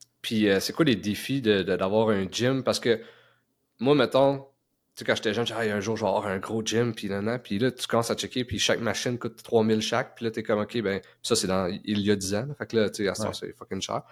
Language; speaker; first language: French; native; French